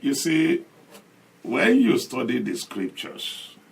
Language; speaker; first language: English; non-native, local second language; Yoruba